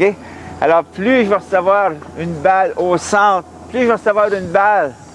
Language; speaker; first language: French; native; French